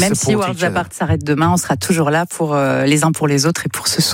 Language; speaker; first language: French; native; French